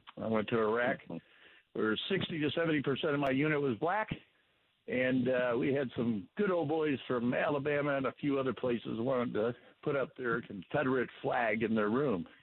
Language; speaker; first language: English; native; English